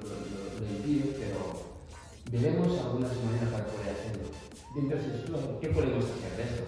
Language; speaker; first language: Spanish; non-native, learner; Fula